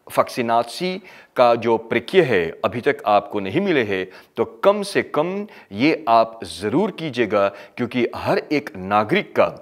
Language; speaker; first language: Hindi; early bilingual, heritage; Hindi